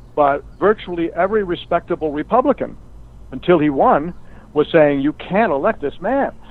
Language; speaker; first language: English; native; English